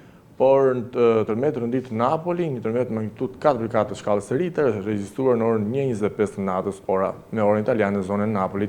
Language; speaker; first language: Albanian; native; Albanian